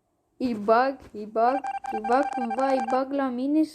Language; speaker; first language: Romanian; native; Romanian